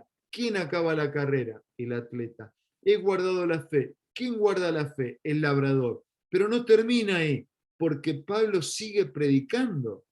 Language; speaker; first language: Spanish; native; Spanish